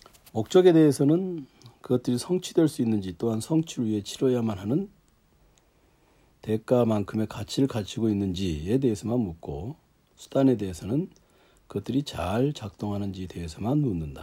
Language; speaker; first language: Korean; native; Korean